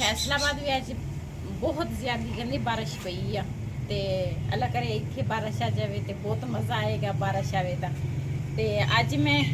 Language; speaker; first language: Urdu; non-native, local second language; Punjabi